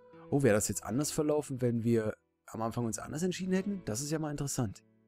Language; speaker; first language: German; native; German